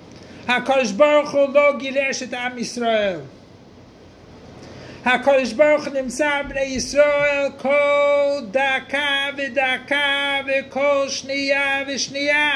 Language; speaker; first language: Hebrew; non-native, fluent; English